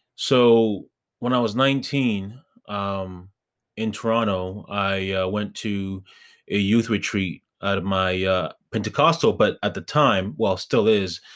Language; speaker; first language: English; early bilingual, other home language; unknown